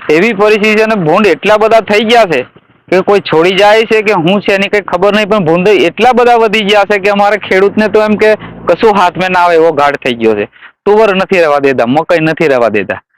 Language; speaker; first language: Gujarati; native; Gujarati